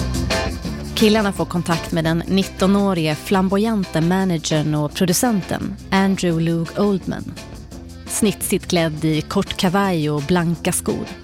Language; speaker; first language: Swedish; native; Swedish